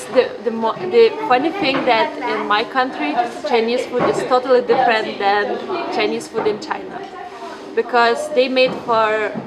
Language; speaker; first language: English; non-native, fluent; Lithuanian